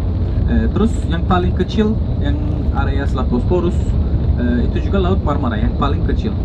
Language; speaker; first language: Indonesian; non-native, fluent; Turkish